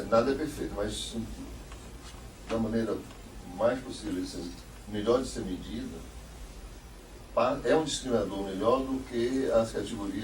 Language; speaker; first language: Portuguese; native; Portuguese